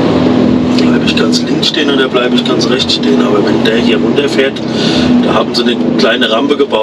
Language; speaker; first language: German; native; German